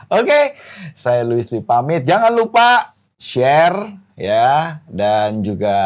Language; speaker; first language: Indonesian; native; Indonesian